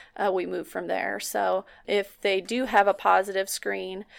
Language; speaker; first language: English; native; English